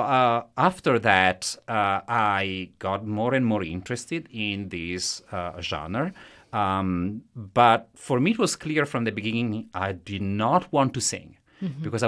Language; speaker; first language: English; non-native, fluent; Italian